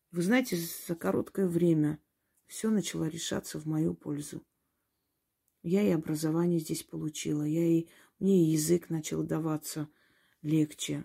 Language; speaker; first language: Russian; non-native, local second language; Armenian